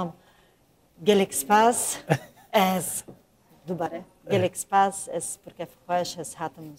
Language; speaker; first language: Kurdish; non-native, learner; Portuguese